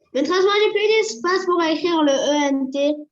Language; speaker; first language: French; non-native, local second language; Arabic